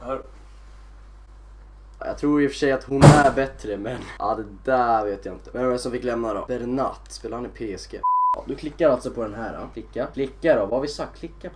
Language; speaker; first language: Swedish; native; Swedish